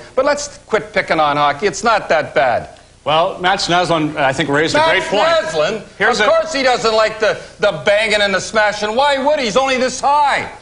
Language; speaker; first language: English; native; English